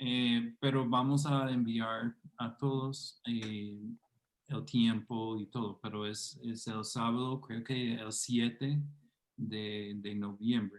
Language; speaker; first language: Spanish; non-native, fluent; English